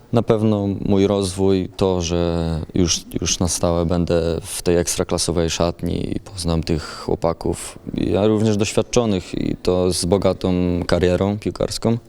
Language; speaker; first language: Polish; native; Polish